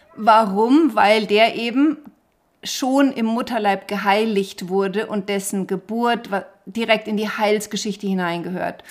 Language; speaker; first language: German; native; German